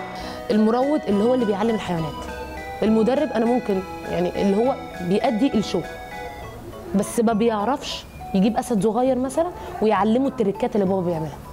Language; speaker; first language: Arabic; native; Arabic